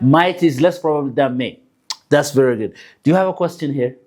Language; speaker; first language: English; non-native, local second language; Amharic